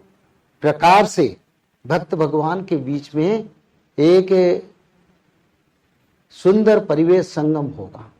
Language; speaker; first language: Hindi; non-native, local second language; Odia